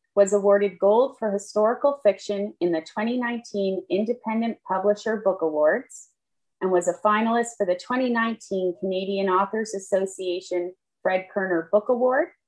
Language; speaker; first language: English; native; English